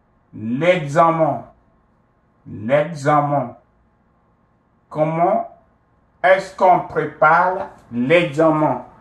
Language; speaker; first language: French; non-native, fluent; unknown